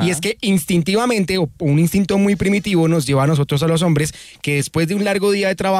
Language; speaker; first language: Spanish; native; Spanish